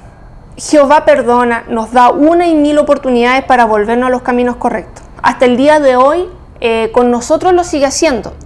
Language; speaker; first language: Spanish; native; Spanish